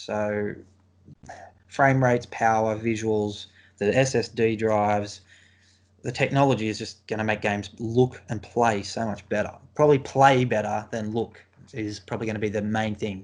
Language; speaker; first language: English; native; English